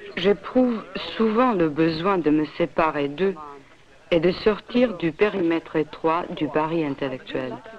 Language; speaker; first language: French; non-native, fluent; Serbian